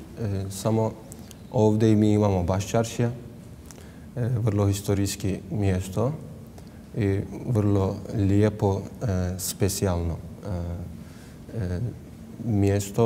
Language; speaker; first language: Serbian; non-native, learner; Turkish